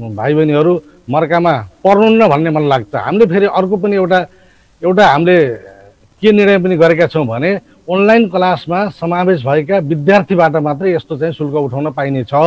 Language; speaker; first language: Nepali; native; Nepali